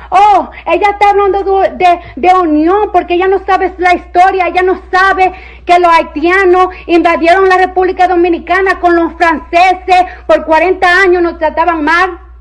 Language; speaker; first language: Spanish; early bilingual, heritage; Spanish